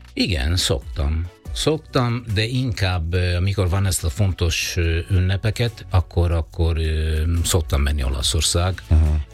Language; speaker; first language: Hungarian; non-native, fluent; Italian